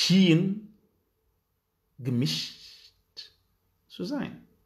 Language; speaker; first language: German; non-native, learner; Wolof